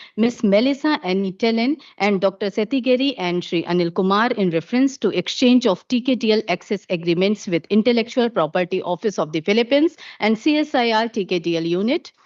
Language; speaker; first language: English; non-native, local second language; Hindi